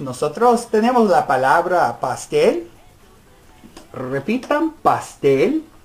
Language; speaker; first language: Spanish; non-native, fluent; English